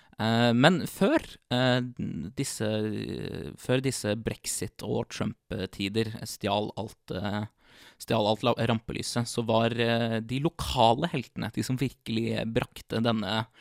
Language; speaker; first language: Norwegian; native; Norwegian